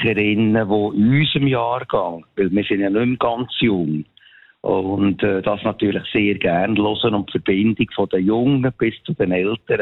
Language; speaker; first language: German; native; German